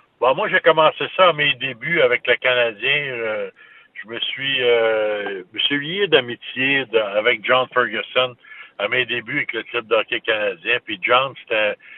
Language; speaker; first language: French; native; French